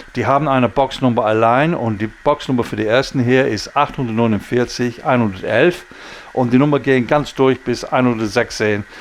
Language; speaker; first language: German; non-native, learner; English